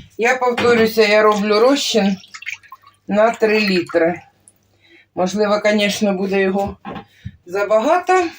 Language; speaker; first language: Ukrainian; non-native, local second language; Russian